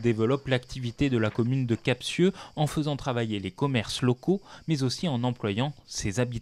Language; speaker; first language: French; native; French